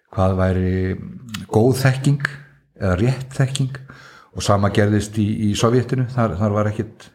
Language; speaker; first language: Icelandic; native; Icelandic